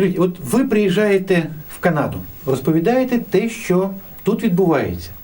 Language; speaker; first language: Ukrainian; native; Ukrainian